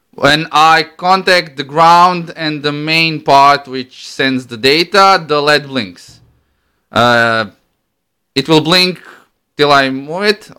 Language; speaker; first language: English; non-native, fluent; Croatian